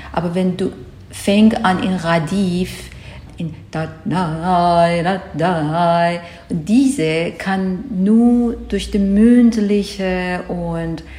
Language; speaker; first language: German; non-native, learner; Persian